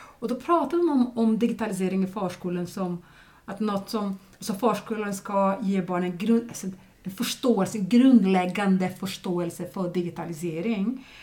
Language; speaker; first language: Swedish; non-native, fluent; Portuguese